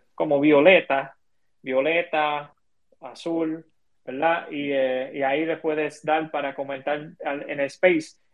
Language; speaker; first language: Spanish; early bilingual, heritage; Spanish